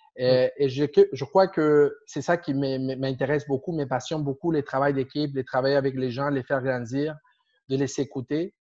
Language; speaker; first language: French; non-native, fluent; Spanish